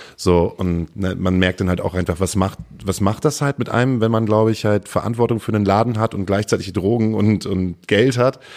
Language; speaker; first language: German; native; German